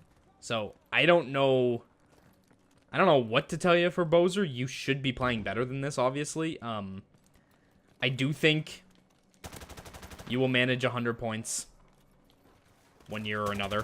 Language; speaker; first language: English; native; English